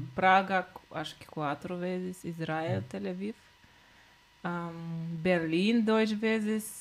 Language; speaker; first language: Portuguese; non-native, learner; Russian